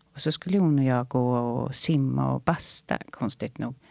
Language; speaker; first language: Swedish; native; Swedish